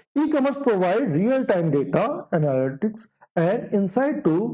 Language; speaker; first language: English; non-native, local second language; Punjabi